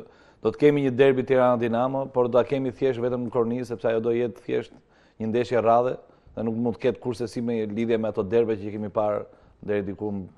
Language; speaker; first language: Albanian; native; Albanian